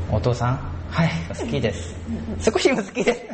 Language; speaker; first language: Japanese; non-native, learner; Korean